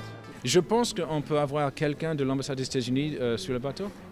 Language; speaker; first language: French; non-native, fluent; English